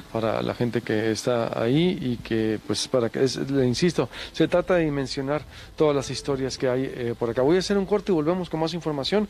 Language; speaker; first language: Spanish; native; Spanish